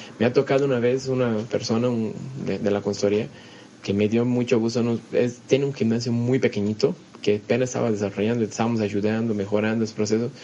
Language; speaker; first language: Spanish; non-native, fluent; Portuguese